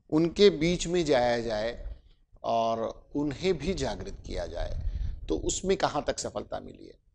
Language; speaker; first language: Hindi; native; Hindi